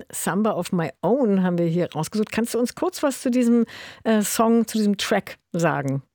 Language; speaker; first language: German; native; German